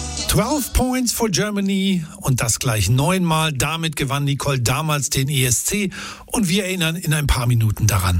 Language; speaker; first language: German; native; German